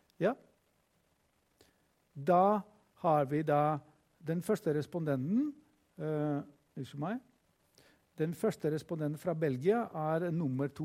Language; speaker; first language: Norwegian; non-native, fluent; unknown